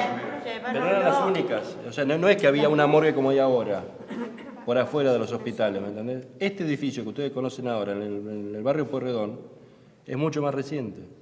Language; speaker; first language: Spanish; native; Spanish